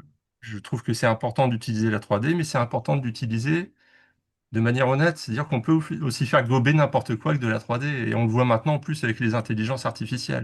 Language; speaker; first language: French; native; French